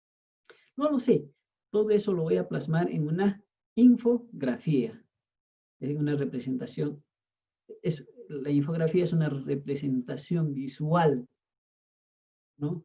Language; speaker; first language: Spanish; native; Spanish